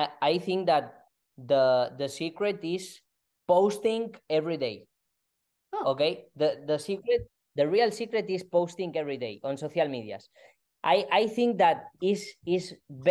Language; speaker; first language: English; non-native, learner; Spanish